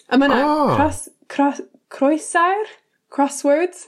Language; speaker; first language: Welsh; non-native, learner; English